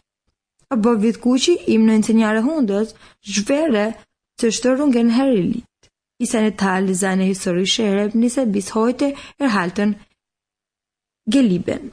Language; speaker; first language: German; non-native, learner; Albanian